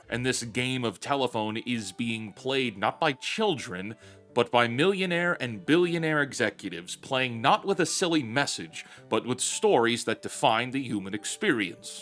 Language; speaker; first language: English; native; English